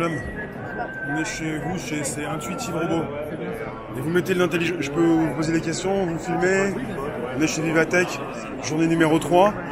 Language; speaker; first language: French; native; French